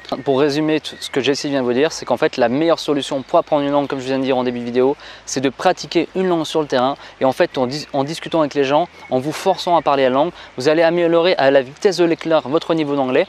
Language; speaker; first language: French; native; French